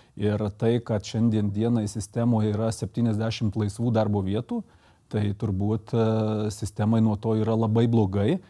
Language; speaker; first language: Lithuanian; native; Lithuanian